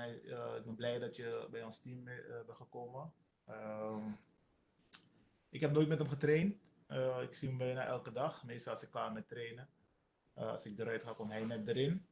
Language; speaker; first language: Dutch; non-native, local second language; Sranan Tongo